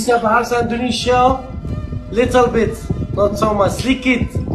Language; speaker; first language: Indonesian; non-native, learner; Arabic